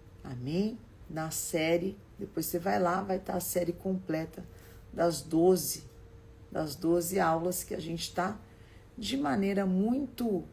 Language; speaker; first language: Portuguese; native; Portuguese